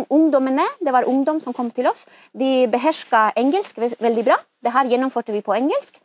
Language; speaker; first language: Norwegian; non-native, fluent; Spanish